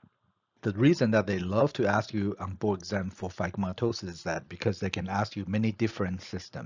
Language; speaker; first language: English; non-native, fluent; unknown